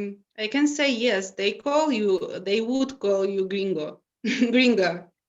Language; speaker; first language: English; non-native, learner; Russian